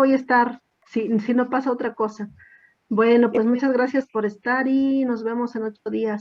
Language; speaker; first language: Spanish; native; Spanish